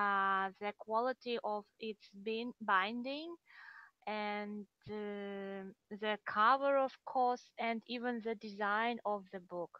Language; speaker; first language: English; non-native, fluent; Russian